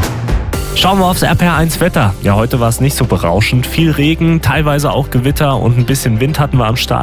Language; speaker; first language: German; native; German